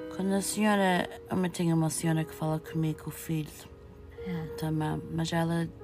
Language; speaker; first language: Portuguese; early bilingual, heritage; Portuguese